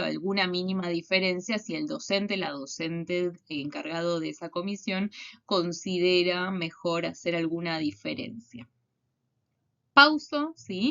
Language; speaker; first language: Spanish; native; Spanish